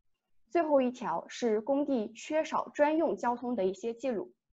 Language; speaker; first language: Chinese; native; Chinese